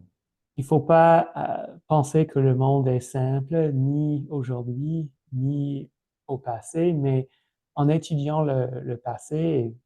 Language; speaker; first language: French; non-native, fluent; English